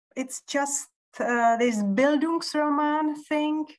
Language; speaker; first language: English; non-native, fluent; Czech